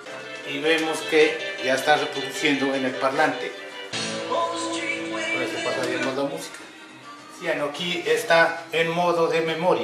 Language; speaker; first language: Spanish; native; Spanish